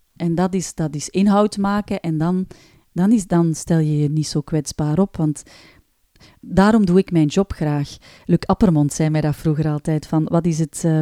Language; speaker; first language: Dutch; native; Dutch